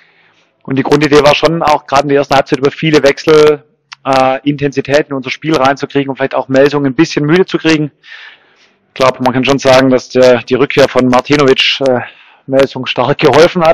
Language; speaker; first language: German; native; German